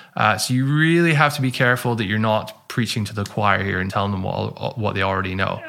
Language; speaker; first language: English; native; English